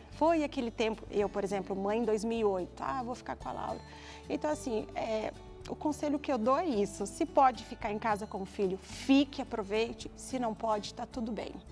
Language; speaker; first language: Portuguese; native; Portuguese